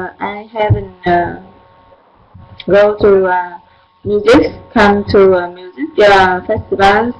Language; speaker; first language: English; non-native, learner; Vietnamese